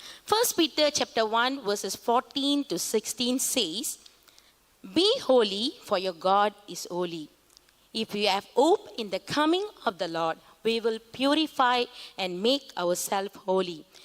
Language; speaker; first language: English; non-native, local second language; Tamil